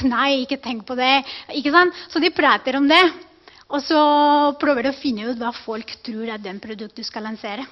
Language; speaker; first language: Norwegian; non-native, fluent; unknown